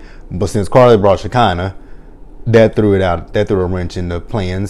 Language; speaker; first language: English; native; English